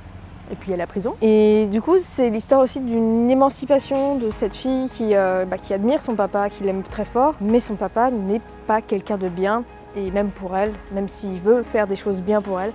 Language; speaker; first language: French; native; French